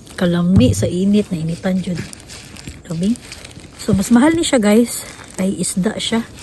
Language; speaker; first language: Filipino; non-native, local second language; Cebuano